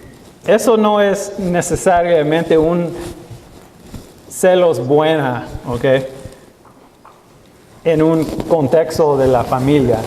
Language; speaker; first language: Spanish; non-native, learner; English